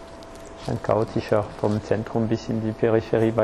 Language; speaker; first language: German; non-native, fluent; French